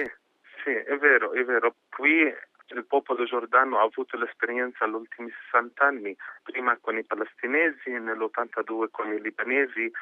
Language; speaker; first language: Italian; non-native, fluent; Arabic